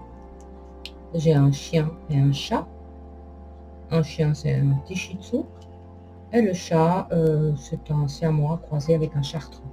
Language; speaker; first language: French; native; French